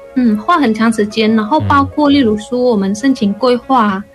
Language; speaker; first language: Chinese; non-native, fluent; Khmer